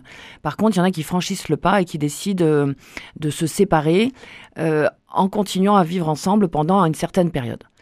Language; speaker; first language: French; native; French